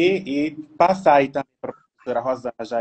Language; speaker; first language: Portuguese; native; Portuguese